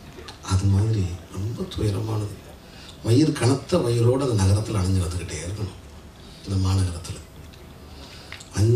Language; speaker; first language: Tamil; native; Tamil